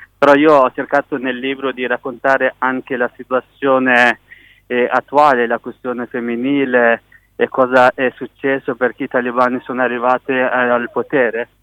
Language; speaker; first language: Italian; early bilingual, other home language; Persian